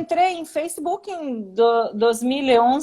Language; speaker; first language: Spanish; non-native, learner; Portuguese